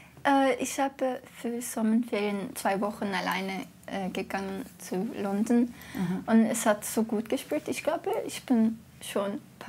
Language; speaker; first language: German; early bilingual, heritage; Turkish